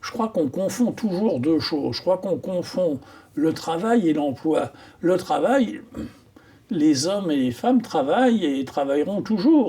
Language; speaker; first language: French; native; French